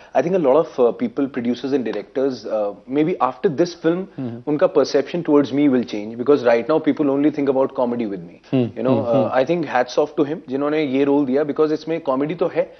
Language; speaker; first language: Hindi; native; Hindi